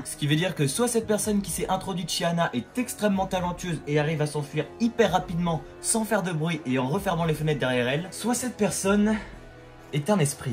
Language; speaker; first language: French; native; French